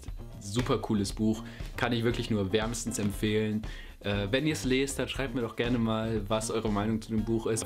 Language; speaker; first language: German; native; German